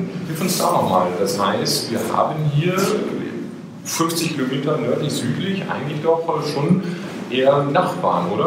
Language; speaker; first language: German; native; German